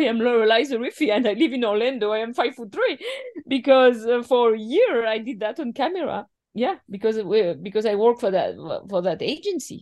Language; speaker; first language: English; non-native, fluent; French